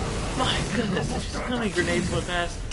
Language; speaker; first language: English; native; English